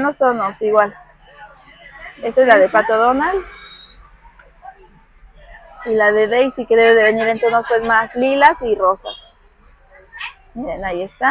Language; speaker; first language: Spanish; native; Spanish